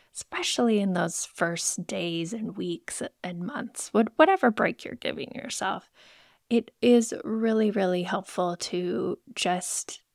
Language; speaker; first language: English; native; English